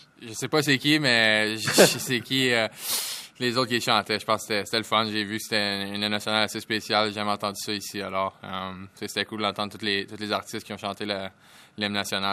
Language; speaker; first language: French; native; French